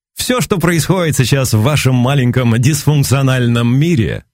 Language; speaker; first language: Russian; native; Russian